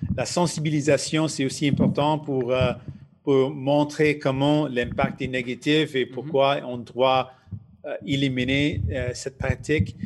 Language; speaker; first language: French; non-native, local second language; English